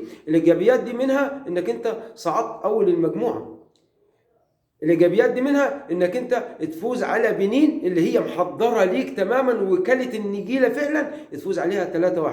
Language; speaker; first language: Arabic; native; Arabic